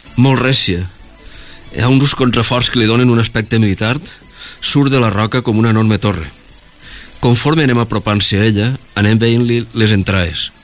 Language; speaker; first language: Catalan; native; Catalan